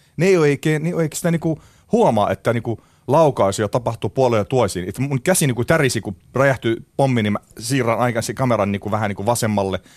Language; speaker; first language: Finnish; non-native, fluent; Arabic